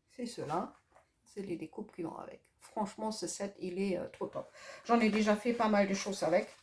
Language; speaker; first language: French; non-native, fluent; German